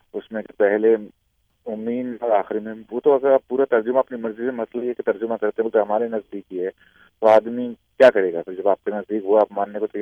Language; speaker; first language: Urdu; native; Urdu